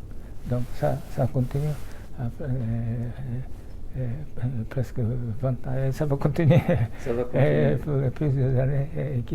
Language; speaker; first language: French; non-native, fluent; Japanese